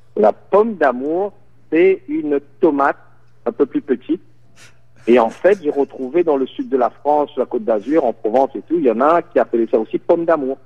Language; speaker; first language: French; non-native, local second language; Morisyen